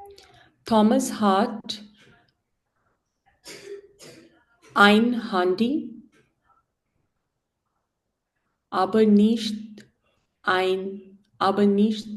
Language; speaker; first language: German; non-native, learner; Urdu